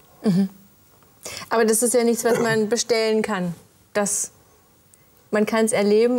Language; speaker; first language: German; native; German